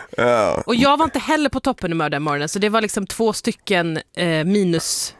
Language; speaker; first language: Swedish; early bilingual, other home language; Persian